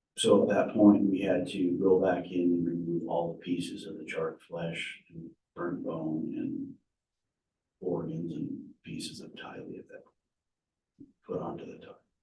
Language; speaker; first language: English; native; English